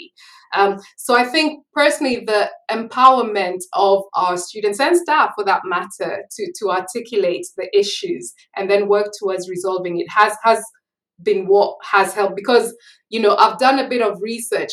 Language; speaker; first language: English; native; English